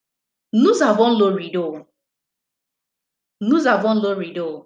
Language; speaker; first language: French; non-native, fluent; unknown